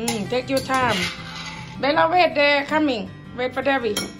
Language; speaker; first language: English; non-native, learner; Thai